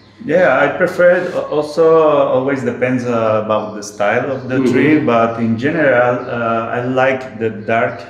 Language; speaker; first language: English; non-native, learner; Spanish